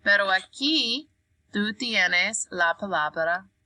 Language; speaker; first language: Spanish; non-native, learner; English